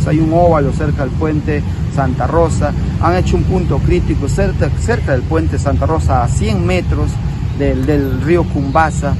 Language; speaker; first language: Spanish; native; Spanish